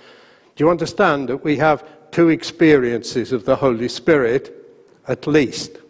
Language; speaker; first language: English; native; English